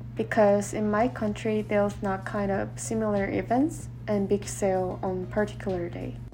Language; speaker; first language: English; non-native, fluent; Korean